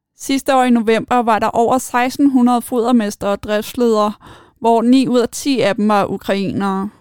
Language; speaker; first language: Danish; native; Danish